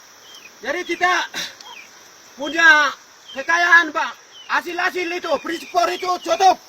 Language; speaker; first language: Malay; non-native, local second language; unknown